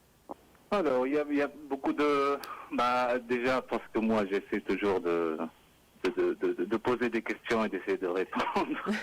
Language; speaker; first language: French; non-native, local second language; Arabic